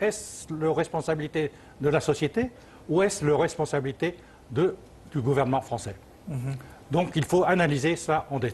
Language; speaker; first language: French; early bilingual, other home language; Chinese